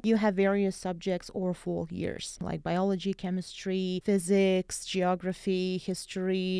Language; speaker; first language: English; non-native, fluent; Bosnian